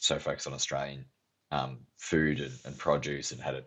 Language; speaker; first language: English; native; English